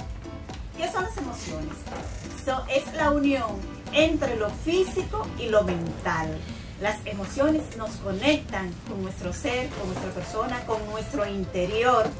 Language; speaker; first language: Spanish; native; Spanish